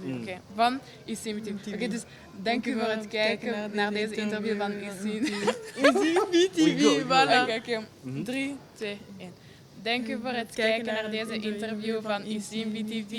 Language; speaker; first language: Dutch; early bilingual, heritage; Kinyarwanda